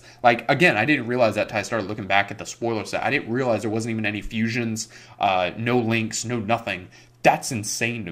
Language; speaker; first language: English; native; English